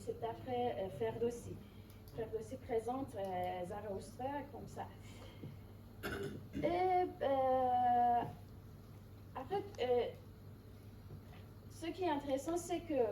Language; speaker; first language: French; non-native, fluent; Persian